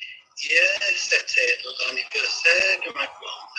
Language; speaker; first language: French; non-native, learner; English